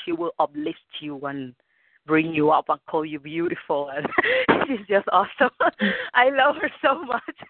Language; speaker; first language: English; non-native, fluent; Spanish